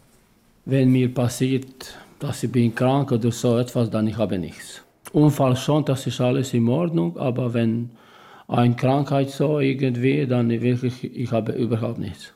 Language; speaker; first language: German; non-native, learner; Albanian